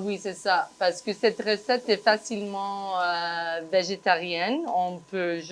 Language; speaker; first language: French; non-native, fluent; English